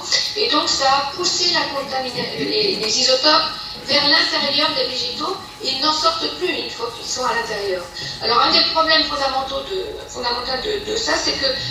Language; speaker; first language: French; native; French